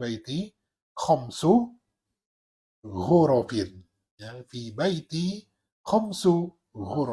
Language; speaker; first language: Arabic; non-native, fluent; Indonesian